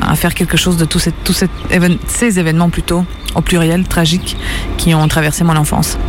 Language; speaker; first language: French; early bilingual, other home language; Serbian